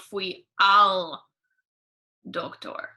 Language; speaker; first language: Spanish; non-native, fluent; English